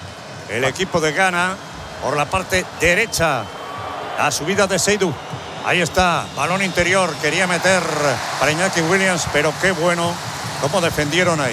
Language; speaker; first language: Spanish; native; Spanish